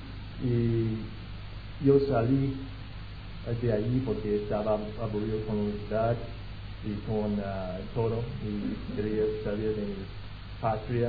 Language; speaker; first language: Spanish; non-native, fluent; English